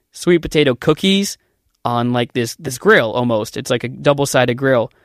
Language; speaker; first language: English; native; English